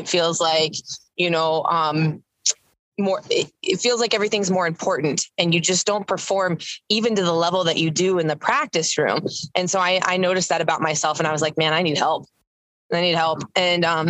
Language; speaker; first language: English; native; English